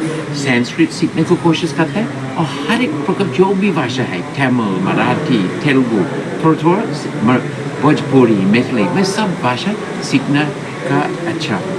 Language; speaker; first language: Hindi; non-native, fluent; English